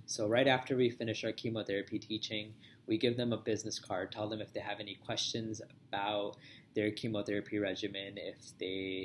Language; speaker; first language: English; native; English